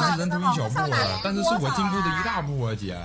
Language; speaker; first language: Chinese; native; Chinese